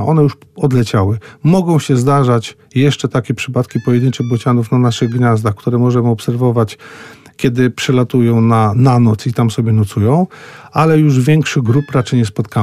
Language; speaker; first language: Polish; native; Polish